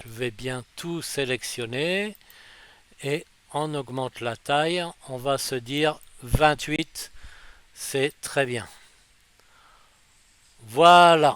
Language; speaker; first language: French; native; French